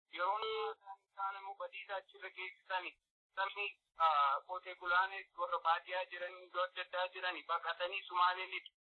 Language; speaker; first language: Oromo; early bilingual, heritage; Oromo